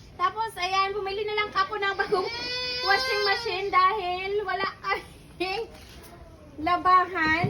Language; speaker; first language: Filipino; non-native, local second language; Cebuano